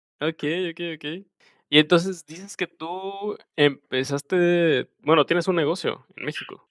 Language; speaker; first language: Spanish; native; Spanish